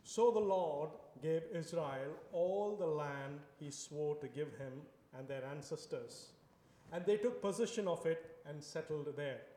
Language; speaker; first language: English; non-native, local second language; Tamil